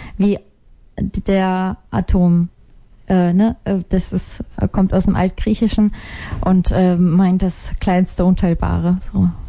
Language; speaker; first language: German; non-native, fluent; Ukrainian